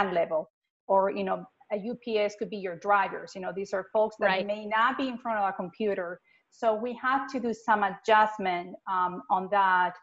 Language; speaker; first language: English; non-native, fluent; Spanish